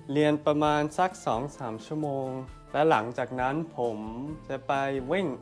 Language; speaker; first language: Thai; early bilingual, other home language; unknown